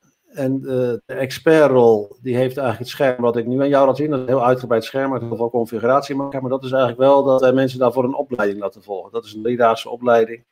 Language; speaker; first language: Dutch; native; Dutch